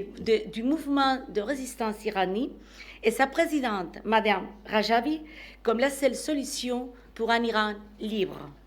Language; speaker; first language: French; non-native, fluent; Spanish